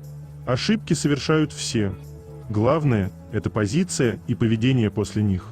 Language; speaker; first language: Russian; native; Russian